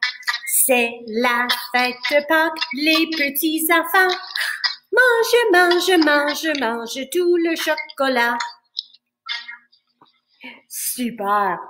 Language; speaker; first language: French; non-native, fluent; English